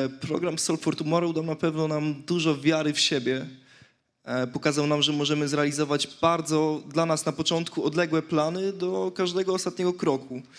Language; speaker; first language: Polish; native; Polish